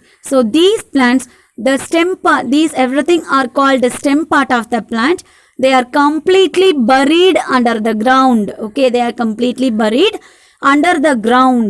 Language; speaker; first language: English; non-native, local second language; Tamil